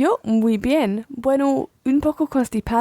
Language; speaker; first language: Spanish; non-native, fluent; English